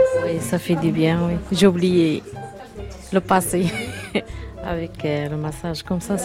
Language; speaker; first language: French; non-native, learner; Arabic